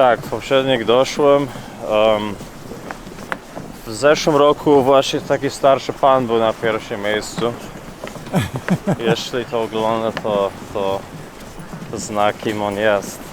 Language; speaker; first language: Polish; early bilingual, heritage; Polish